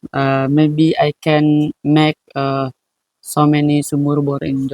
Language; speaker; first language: English; non-native, learner; Indonesian